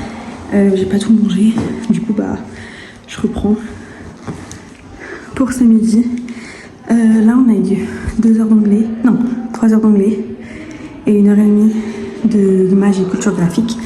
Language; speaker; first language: French; native; French